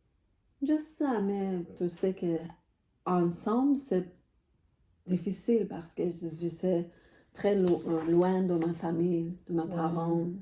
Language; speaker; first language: French; non-native, learner; Persian